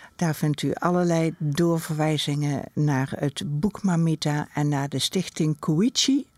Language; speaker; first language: Dutch; native; Dutch